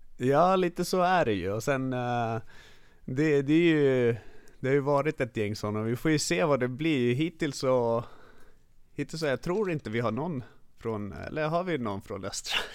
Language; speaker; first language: Swedish; early bilingual, other home language; Finnish